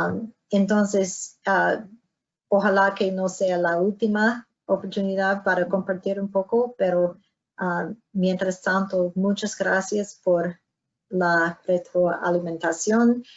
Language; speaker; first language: Spanish; non-native, fluent; English